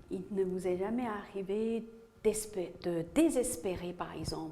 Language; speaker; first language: French; native; French